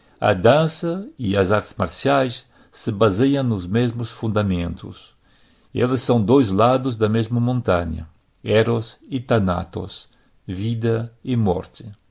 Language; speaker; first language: Portuguese; non-native, fluent; French